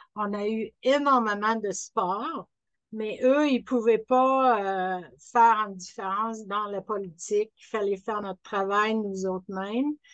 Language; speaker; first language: French; non-native, fluent; English